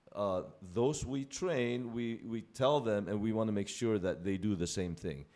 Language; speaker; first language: English; non-native, local second language; Filipino